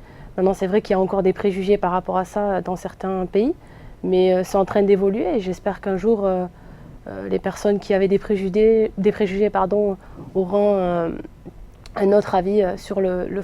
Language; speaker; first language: French; native; French